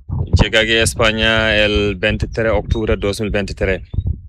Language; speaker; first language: Spanish; non-native, learner; Fula